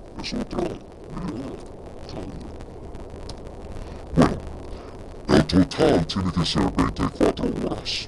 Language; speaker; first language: Spanish; non-native, fluent; English